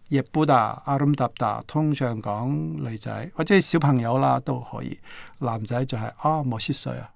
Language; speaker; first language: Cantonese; non-native, fluent; Korean